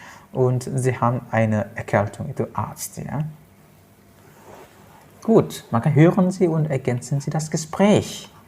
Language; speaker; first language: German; non-native, fluent; Indonesian